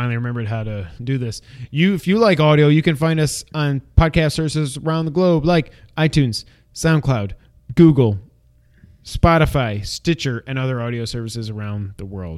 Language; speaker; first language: English; native; English